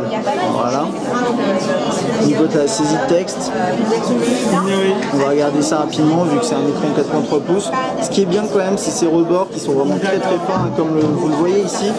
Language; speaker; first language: French; native; French